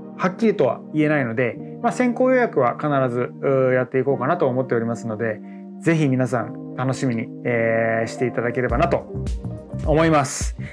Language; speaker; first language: Japanese; early bilingual, other home language; French